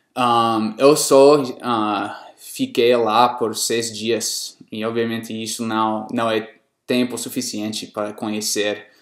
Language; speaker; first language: Portuguese; non-native, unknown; English